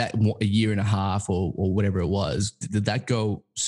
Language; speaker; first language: English; native; English